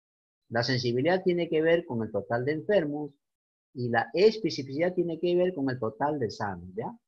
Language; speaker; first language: Spanish; native; Spanish